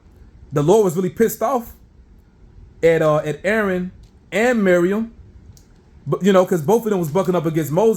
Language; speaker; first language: English; native; English